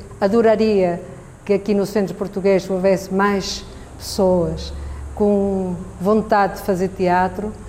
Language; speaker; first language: Portuguese; early bilingual, heritage; Spanish